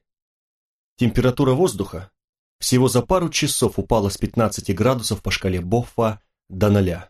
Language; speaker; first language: Russian; native; Russian